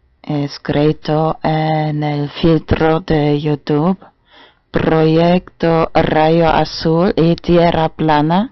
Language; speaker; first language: Spanish; non-native, learner; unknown